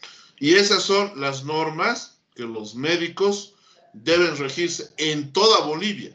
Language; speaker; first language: Spanish; native; Spanish